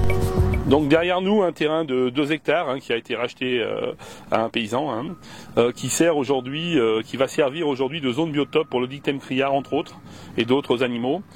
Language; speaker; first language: French; native; French